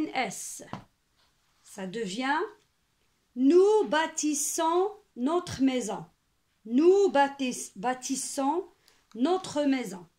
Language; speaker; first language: French; non-native, local second language; Arabic